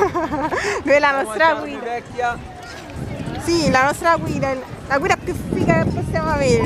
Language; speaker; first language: Italian; native; Italian